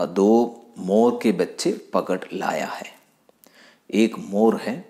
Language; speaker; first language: Hindi; non-native, local second language; Malayalam